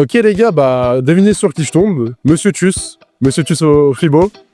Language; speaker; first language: French; native; French